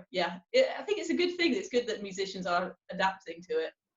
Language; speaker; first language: English; native; English